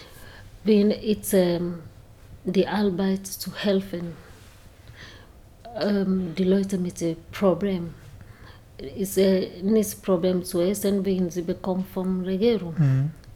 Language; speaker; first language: German; non-native, learner; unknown